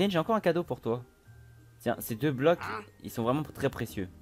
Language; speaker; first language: French; native; French